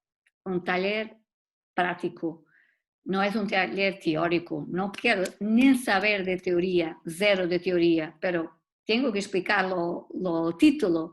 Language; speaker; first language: Spanish; non-native, learner; Portuguese